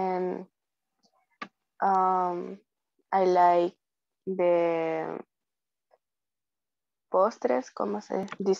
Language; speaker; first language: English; non-native, learner; Spanish